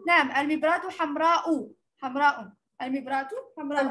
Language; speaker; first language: Arabic; non-native, fluent; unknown